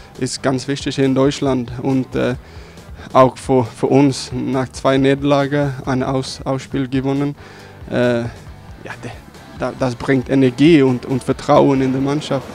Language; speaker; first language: German; non-native, learner; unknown